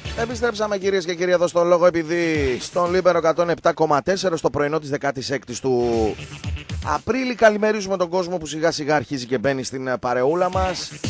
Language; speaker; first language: Greek; native; Greek